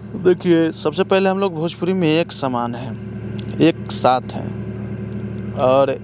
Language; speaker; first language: Hindi; native; Hindi